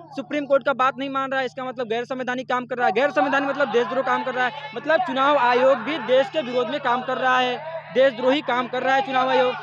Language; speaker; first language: Hindi; native; Hindi